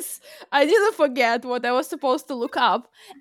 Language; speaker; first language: English; non-native, fluent; Russian